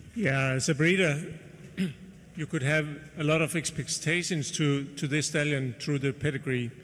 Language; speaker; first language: English; non-native, fluent; Danish